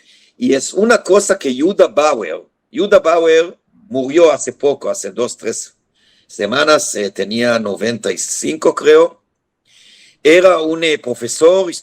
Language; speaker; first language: Spanish; non-native, fluent; Hebrew